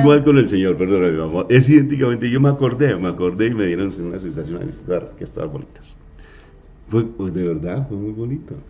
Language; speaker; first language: Spanish; native; Spanish